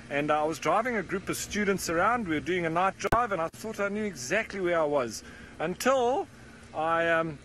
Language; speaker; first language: English; native; English